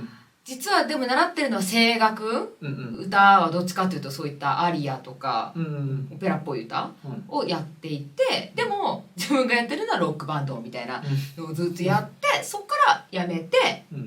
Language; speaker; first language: Japanese; native; Japanese